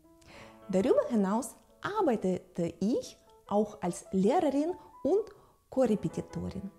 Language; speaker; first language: German; non-native, fluent; Russian